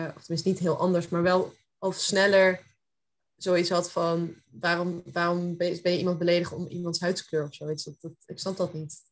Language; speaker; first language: Dutch; early bilingual, heritage; Dutch